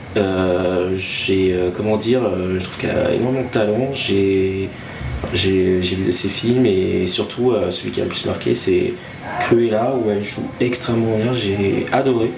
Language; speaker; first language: French; non-native, local second language; Malagasy